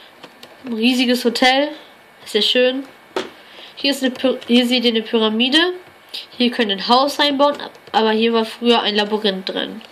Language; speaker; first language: German; native; German